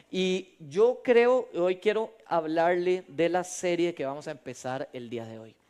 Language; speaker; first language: Spanish; native; Spanish